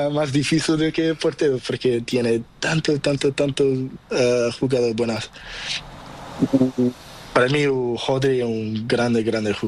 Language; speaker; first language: Spanish; non-native, learner; Portuguese